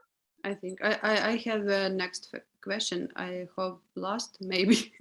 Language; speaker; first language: English; non-native, learner; Ukrainian